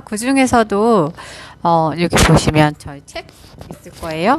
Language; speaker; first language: Korean; native; Korean